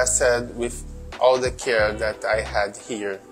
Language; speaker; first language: English; non-native, learner; Portuguese